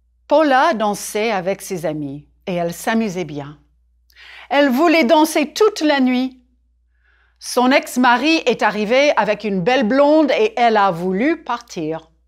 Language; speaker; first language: French; non-native, fluent; English